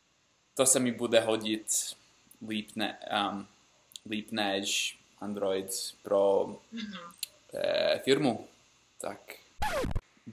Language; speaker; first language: Czech; non-native, learner; English